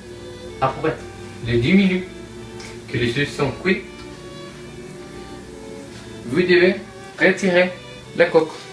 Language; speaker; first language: French; non-native, learner; Spanish